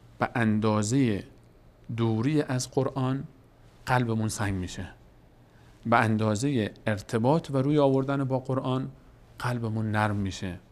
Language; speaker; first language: Persian; native; Persian